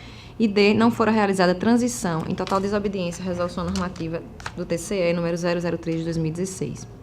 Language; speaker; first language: Portuguese; native; Portuguese